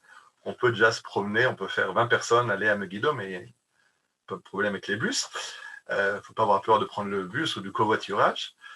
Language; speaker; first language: French; native; French